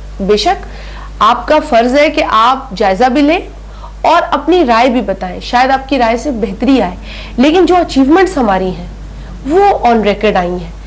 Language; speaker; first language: Urdu; non-native, local second language; Sindhi